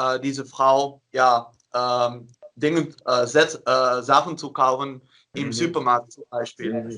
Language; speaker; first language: German; non-native, learner; Dutch